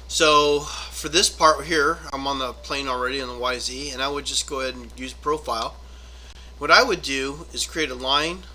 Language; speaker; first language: English; native; English